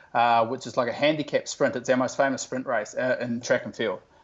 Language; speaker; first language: English; native; English